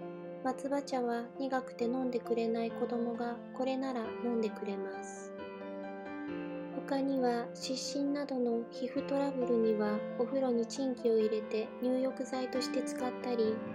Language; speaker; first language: Japanese; native; Japanese